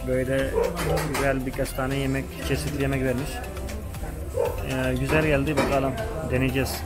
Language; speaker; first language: Turkish; non-native, fluent; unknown